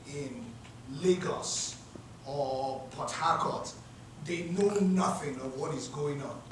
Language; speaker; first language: English; non-native, local second language; Yoruba